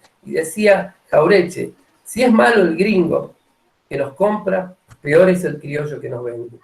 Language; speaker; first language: Spanish; native; Spanish